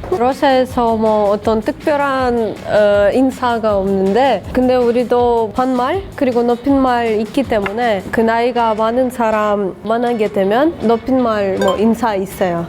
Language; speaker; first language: Korean; non-native, fluent; Russian